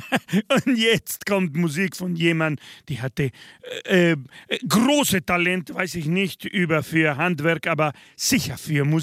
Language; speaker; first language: German; non-native, fluent; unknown